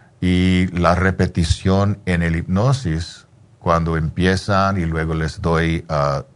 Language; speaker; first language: Spanish; early bilingual, heritage; English